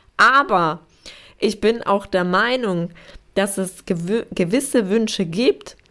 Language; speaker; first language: German; non-native, fluent; Polish